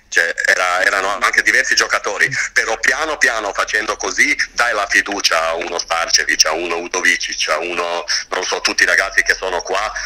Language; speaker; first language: Italian; non-native, fluent; Croatian